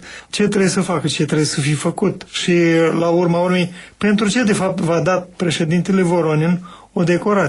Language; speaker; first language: Romanian; native; Romanian